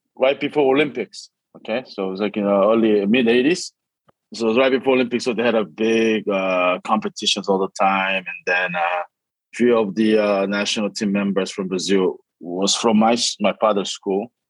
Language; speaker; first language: English; early bilingual, other home language; Korean